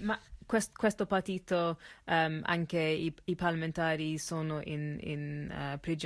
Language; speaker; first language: Italian; non-native, learner; English